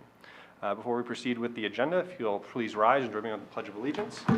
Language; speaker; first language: English; native; English